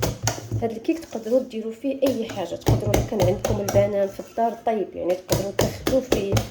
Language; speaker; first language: Arabic; native; Arabic